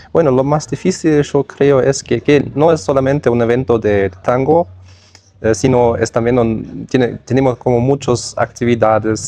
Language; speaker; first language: Spanish; non-native, fluent; German